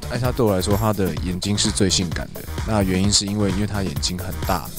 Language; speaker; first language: Chinese; native; Chinese